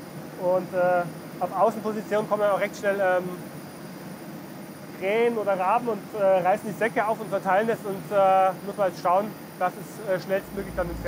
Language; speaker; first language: German; native; German